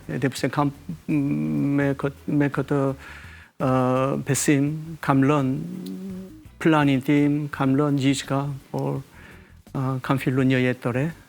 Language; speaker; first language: Albanian; non-native, fluent; Korean